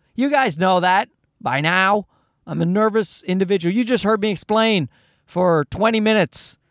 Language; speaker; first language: English; native; English